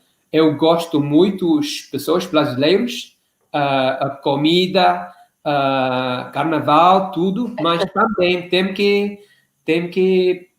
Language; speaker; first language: Portuguese; non-native, learner; English